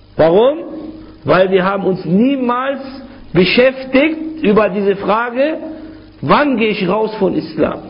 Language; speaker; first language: German; non-native, fluent; Arabic